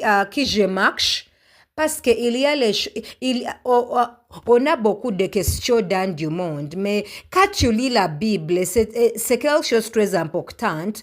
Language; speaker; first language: French; non-native, learner; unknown